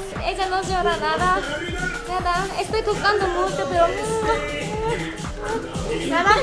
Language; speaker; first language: Spanish; non-native, learner; Japanese